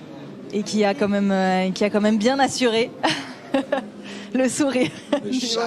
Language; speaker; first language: French; native; French